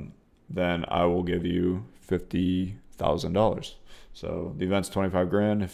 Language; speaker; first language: English; native; English